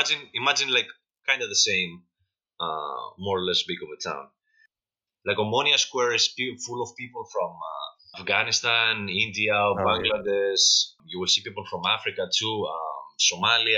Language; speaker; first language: English; non-native, fluent; Greek